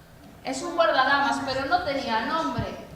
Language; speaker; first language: Spanish; native; Spanish